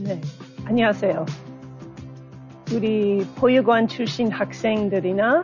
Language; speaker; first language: Korean; non-native, learner; English